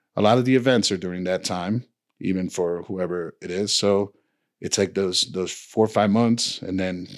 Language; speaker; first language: English; non-native, fluent; Spanish